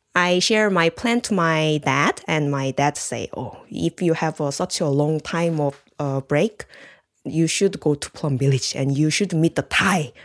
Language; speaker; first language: English; non-native, learner; Korean